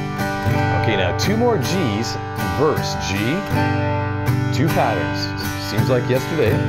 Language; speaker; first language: English; native; English